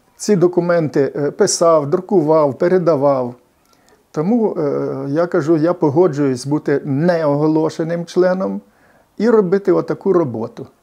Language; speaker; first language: Ukrainian; native; Ukrainian